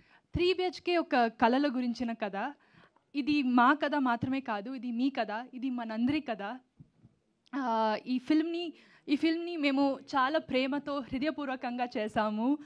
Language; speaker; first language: Telugu; non-native, learner; Tamil